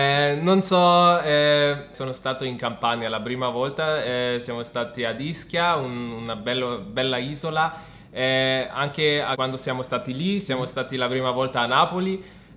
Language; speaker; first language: Italian; non-native, fluent; German